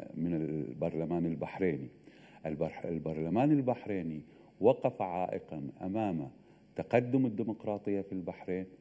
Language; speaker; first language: Arabic; native; Arabic